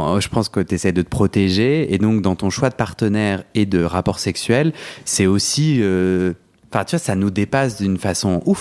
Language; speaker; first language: French; native; French